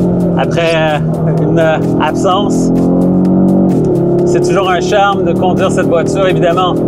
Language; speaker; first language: French; native; French